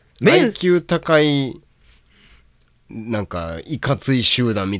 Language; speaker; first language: Japanese; native; Japanese